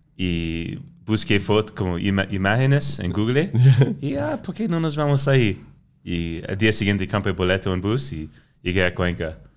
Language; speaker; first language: Spanish; non-native, fluent; French